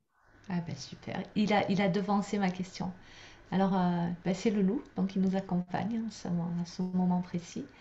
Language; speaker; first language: French; native; French